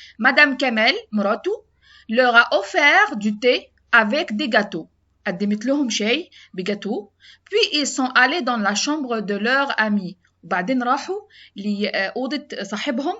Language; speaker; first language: French; non-native, learner; Arabic